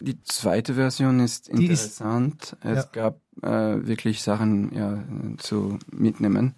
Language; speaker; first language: German; non-native, fluent; French